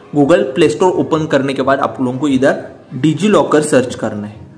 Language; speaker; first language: Hindi; non-native, local second language; Marathi